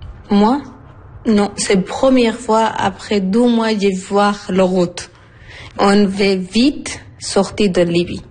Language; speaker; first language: French; non-native, learner; Arabic